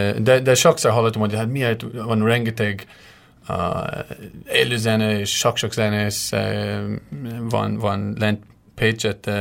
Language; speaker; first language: Hungarian; non-native, learner; English